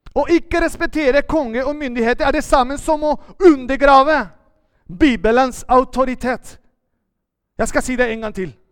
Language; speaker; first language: Norwegian; non-native, fluent; Spanish